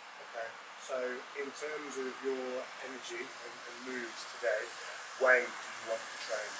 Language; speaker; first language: English; native; English